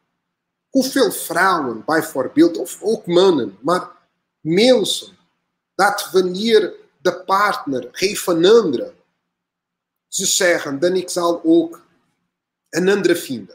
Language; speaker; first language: Dutch; non-native, learner; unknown